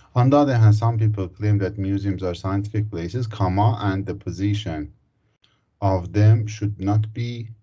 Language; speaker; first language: English; non-native, fluent; Azerbaijani